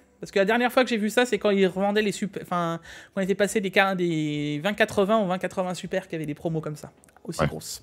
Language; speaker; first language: French; native; French